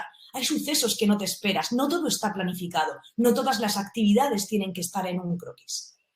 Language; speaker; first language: Spanish; native; Spanish